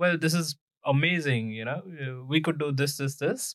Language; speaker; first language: English; non-native, local second language; Punjabi